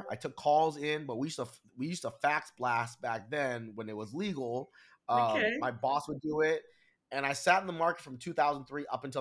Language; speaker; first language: English; early bilingual, other home language; Vietnamese